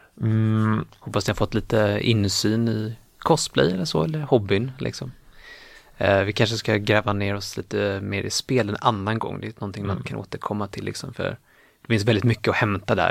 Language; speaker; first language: Swedish; native; Swedish